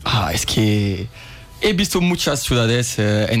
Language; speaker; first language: Spanish; non-native, learner; French